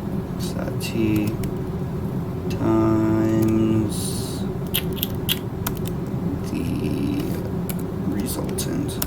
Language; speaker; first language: English; native; English